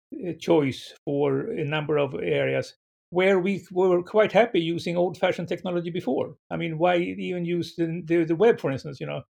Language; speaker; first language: English; non-native, fluent; Swedish